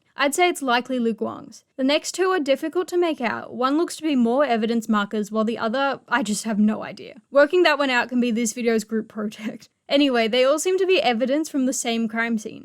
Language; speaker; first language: English; native; English